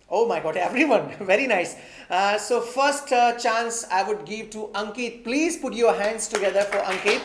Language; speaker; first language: English; non-native, local second language; Hindi